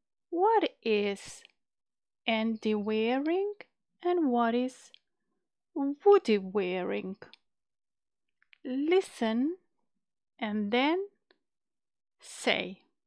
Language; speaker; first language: English; non-native, fluent; Macedonian